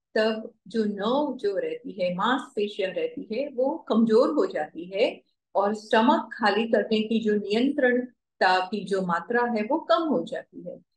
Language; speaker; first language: Hindi; non-native, local second language; Marathi